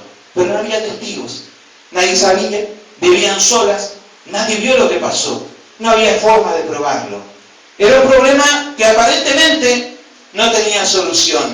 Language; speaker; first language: Spanish; native; Spanish